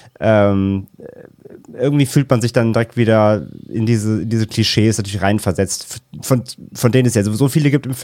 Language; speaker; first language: German; native; German